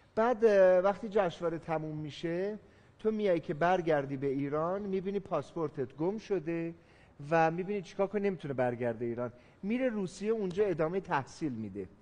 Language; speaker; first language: Persian; native; Persian